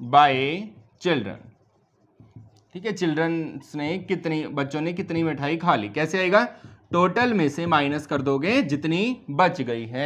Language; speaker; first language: Hindi; native; Hindi